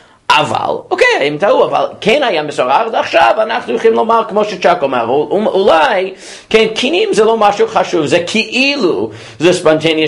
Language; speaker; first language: Hebrew; non-native, fluent; English